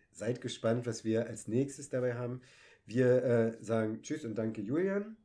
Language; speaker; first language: German; native; German